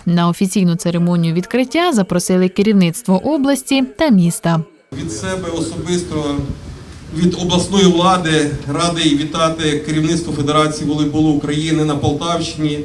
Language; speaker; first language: Ukrainian; native; Ukrainian